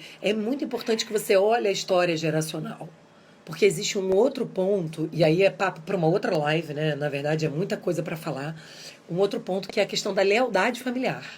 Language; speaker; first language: Portuguese; native; Portuguese